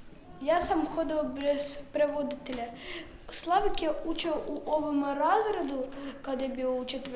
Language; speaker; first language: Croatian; non-native, learner; Ukrainian